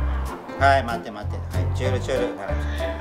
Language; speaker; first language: Japanese; native; Japanese